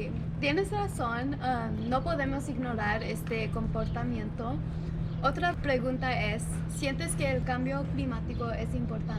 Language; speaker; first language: Spanish; non-native, learner; English